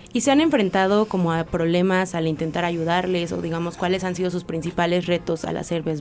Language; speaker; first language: Spanish; native; Spanish